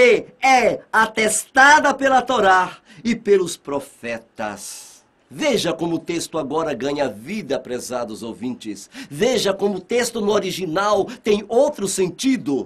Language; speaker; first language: Portuguese; native; Portuguese